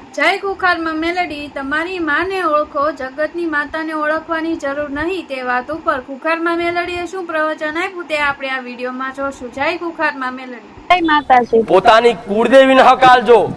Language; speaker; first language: Gujarati; native; Gujarati